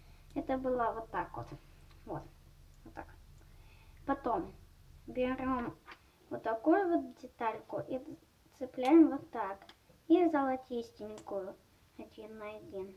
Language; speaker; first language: Russian; native; Russian